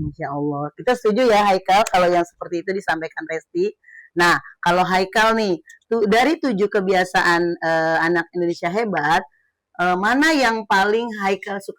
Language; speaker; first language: Indonesian; native; Indonesian